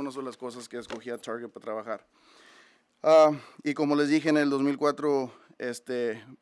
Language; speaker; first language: Spanish; early bilingual, heritage; Spanish